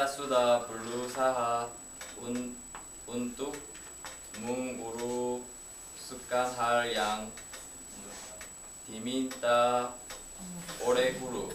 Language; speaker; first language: Indonesian; non-native, learner; Korean